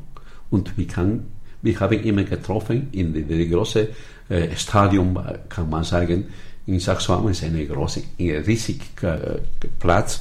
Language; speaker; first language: German; non-native, learner; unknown